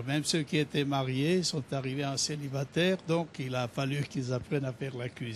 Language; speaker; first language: French; non-native, fluent; Serbian